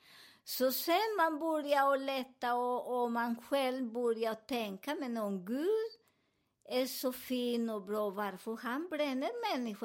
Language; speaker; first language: Swedish; non-native, learner; Spanish